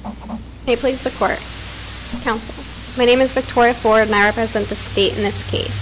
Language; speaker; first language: English; native; English